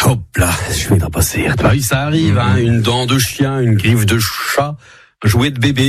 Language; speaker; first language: French; native; French